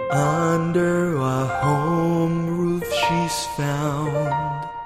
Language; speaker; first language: German; non-native, learner; Spanish